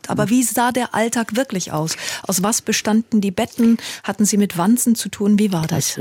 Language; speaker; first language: German; native; German